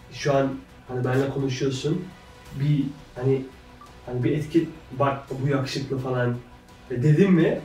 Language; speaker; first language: Turkish; early bilingual, heritage; Turkish